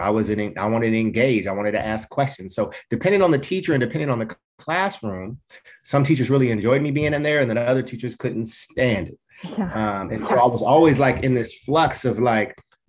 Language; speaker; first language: English; native; English